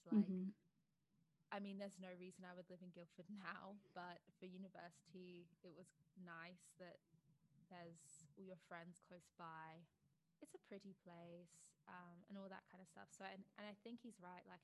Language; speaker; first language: English; native; English